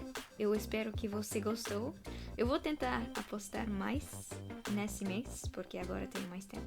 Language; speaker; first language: Portuguese; non-native, fluent; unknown